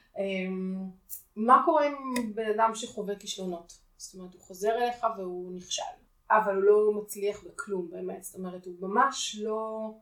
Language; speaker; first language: Hebrew; native; Hebrew